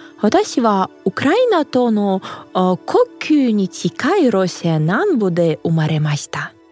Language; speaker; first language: Japanese; non-native, fluent; Russian